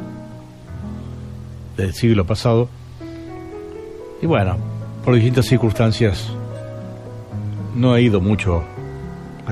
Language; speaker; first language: Spanish; native; Spanish